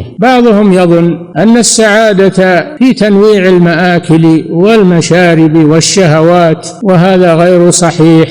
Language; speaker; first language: Arabic; native; Arabic